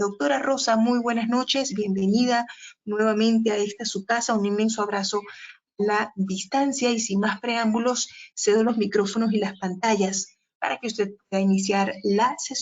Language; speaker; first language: Spanish; native; Spanish